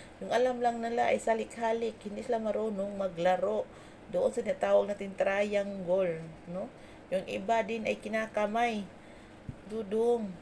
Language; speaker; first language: Filipino; non-native, local second language; Cebuano